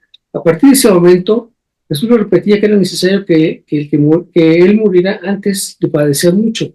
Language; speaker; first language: Spanish; native; Spanish